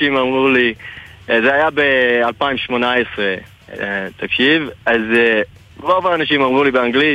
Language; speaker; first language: Hebrew; non-native, fluent; English